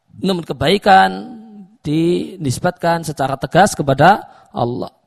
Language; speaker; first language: Indonesian; native; Indonesian